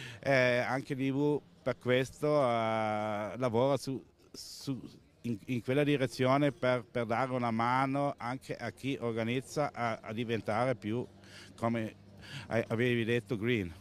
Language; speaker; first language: Italian; non-native, local second language; German